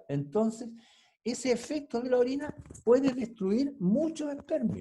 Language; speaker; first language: Spanish; native; Spanish